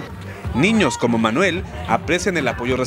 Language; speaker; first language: Spanish; native; Spanish